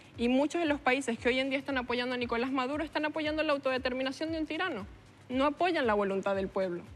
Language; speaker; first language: Spanish; native; Spanish